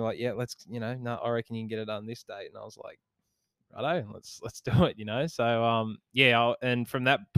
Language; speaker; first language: English; native; English